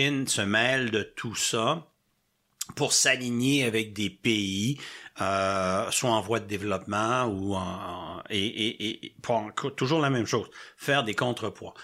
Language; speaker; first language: French; native; French